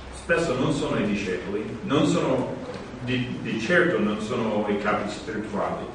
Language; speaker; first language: Italian; non-native, fluent; English